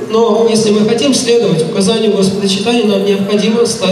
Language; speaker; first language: Russian; native; Russian